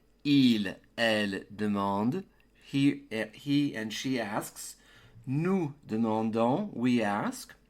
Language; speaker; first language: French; non-native, fluent; English